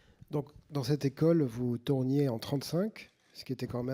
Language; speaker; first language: French; native; French